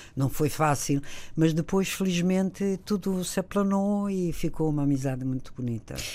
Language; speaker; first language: Portuguese; non-native, fluent; Italian